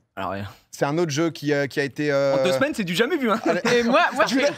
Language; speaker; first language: French; native; French